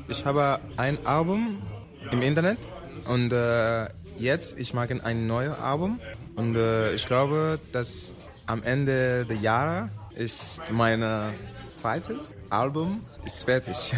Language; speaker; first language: German; non-native, learner; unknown